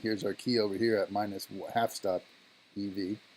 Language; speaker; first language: English; native; English